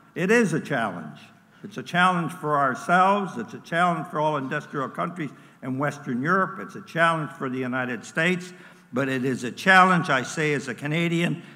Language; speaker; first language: English; native; English